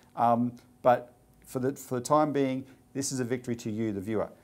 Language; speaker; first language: English; native; English